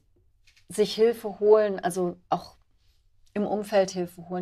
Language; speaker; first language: German; native; German